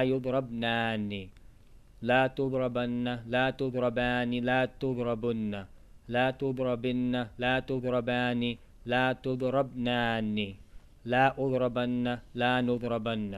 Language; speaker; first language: Arabic; non-native, fluent; English